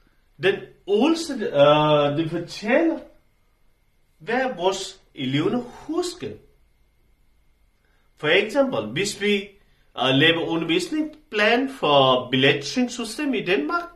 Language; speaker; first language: Danish; non-native, learner; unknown